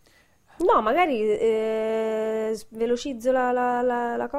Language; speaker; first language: Italian; native; Italian